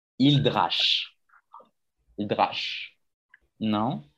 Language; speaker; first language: French; native; French